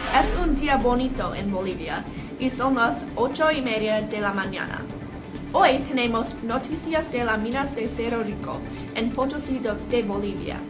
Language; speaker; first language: Spanish; non-native, learner; English